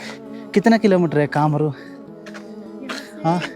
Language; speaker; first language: Hindi; non-native, local second language; Malayalam